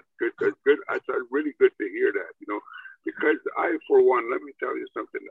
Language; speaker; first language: English; non-native, fluent; Cree